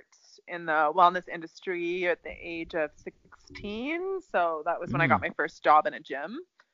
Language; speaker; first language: English; native; English